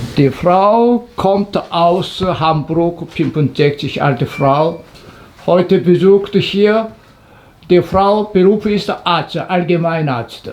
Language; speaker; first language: German; non-native, learner; Korean